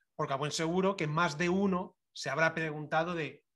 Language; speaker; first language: Spanish; native; Spanish